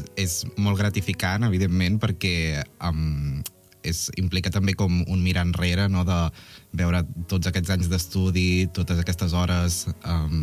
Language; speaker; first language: Catalan; native; Catalan